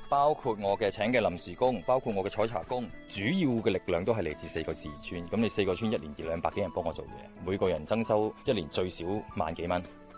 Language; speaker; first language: Cantonese; native; Cantonese